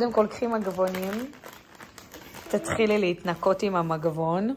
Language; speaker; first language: Hebrew; native; Hebrew